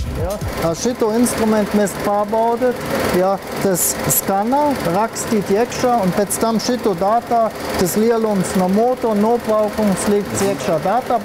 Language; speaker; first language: Latvian; non-native, learner; German